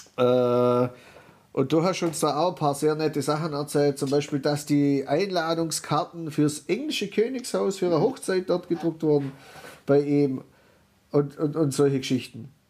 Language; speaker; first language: German; native; German